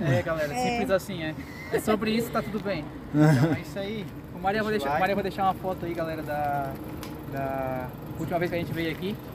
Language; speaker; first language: Portuguese; native; Portuguese